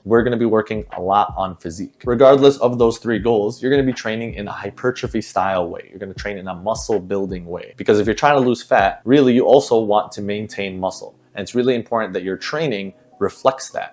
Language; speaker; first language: English; native; English